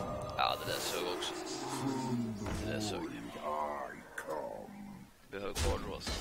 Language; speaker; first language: Swedish; native; Swedish